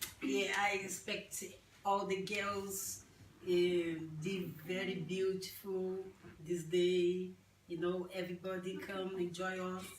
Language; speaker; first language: English; non-native, learner; Portuguese